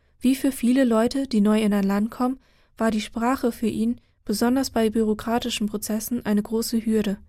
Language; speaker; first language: German; early bilingual, other home language; Vietnamese